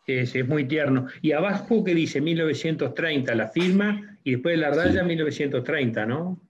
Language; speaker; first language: Spanish; native; Spanish